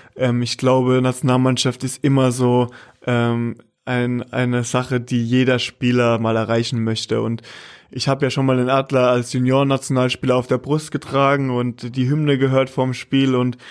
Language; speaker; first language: German; native; German